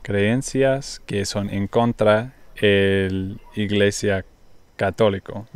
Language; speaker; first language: Spanish; non-native, learner; English